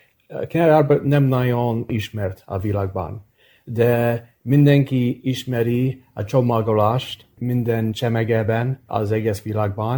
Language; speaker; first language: Hungarian; early bilingual, heritage; English